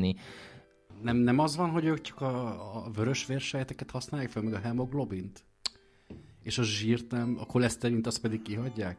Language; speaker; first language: Hungarian; native; Hungarian